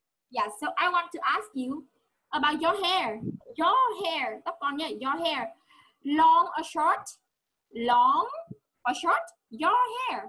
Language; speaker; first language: English; non-native, fluent; Vietnamese